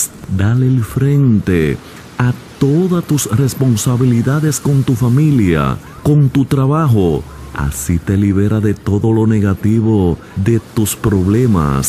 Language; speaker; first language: Spanish; native; Spanish